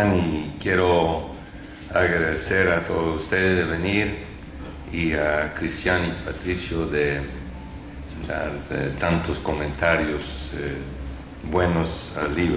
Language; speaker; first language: Spanish; non-native, fluent; English